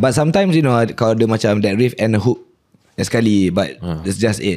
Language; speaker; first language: English; non-native, local second language; Malay